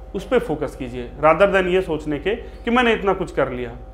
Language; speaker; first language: Hindi; native; Hindi